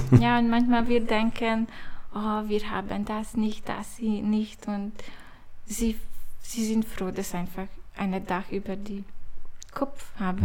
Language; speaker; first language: German; non-native, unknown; Hungarian